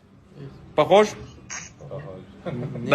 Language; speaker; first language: Russian; native; Russian